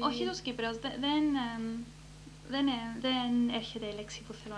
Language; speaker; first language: Greek; early bilingual, heritage; Greek